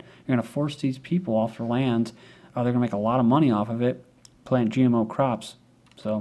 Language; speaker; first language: English; native; English